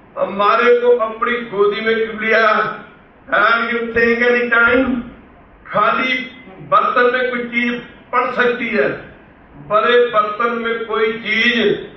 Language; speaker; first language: Urdu; non-native, local second language; Punjabi